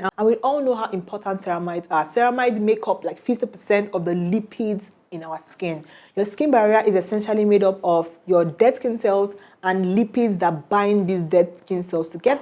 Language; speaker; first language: English; non-native, local second language; Igbo